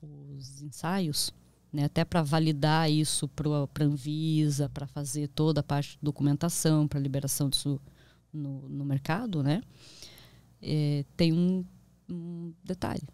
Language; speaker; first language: Portuguese; native; Portuguese